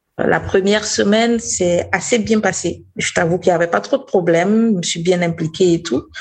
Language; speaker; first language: French; non-native, local second language; Mossi